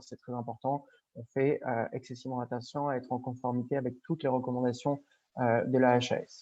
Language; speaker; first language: French; native; French